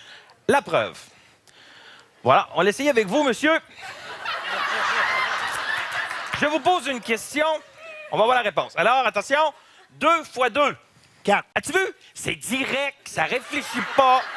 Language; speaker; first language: French; native; French